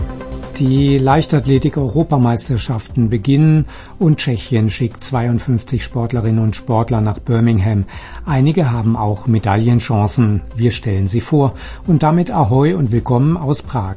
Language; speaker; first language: German; native; German